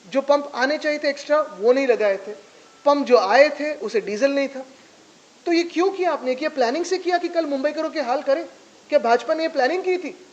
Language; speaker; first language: Hindi; non-native, local second language; Marathi